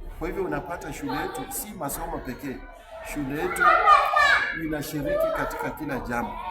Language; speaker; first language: Swahili; non-native, local second language; Luyia